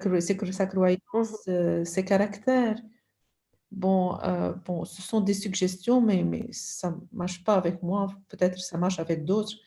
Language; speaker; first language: French; non-native, local second language; Arabic